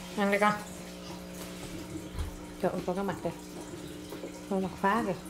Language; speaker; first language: Vietnamese; native; Vietnamese